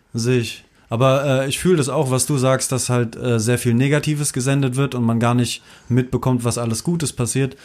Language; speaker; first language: German; native; German